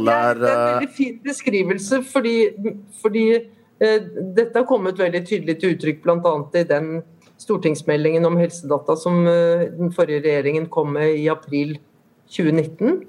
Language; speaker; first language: Norwegian; native; Norwegian